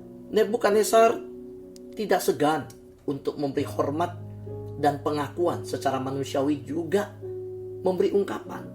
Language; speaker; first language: Indonesian; native; Indonesian